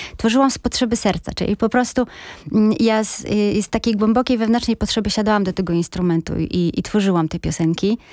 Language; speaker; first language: Polish; native; Polish